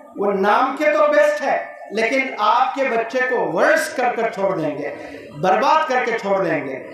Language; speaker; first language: Urdu; native; Urdu